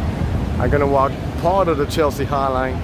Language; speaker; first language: English; non-native, local second language; Spanish